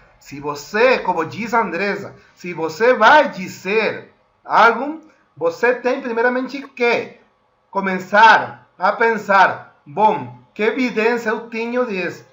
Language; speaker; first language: Portuguese; non-native, fluent; Spanish